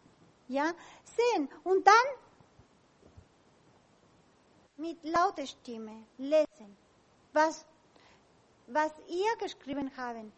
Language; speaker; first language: German; non-native, learner; Spanish